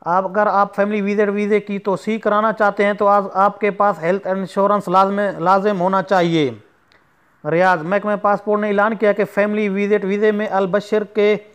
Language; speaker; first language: Urdu; non-native, local second language; Saraiki